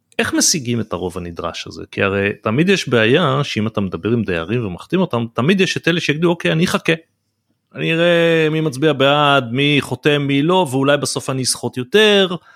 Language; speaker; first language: Hebrew; native; Hebrew